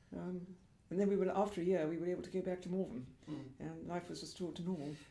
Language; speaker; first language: English; native; English